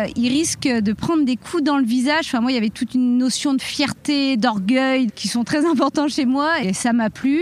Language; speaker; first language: French; native; French